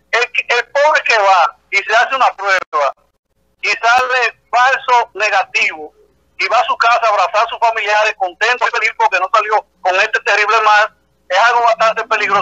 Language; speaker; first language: Spanish; native; Spanish